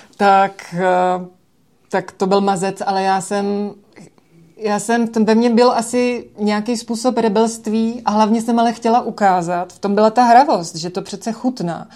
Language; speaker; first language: Czech; native; Czech